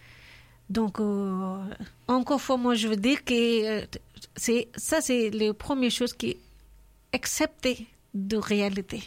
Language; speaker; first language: French; non-native, learner; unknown